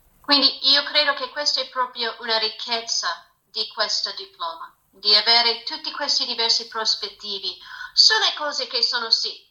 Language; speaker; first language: Italian; non-native, fluent; English